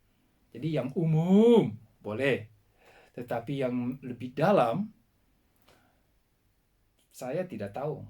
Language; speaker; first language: Indonesian; non-native, fluent; Dutch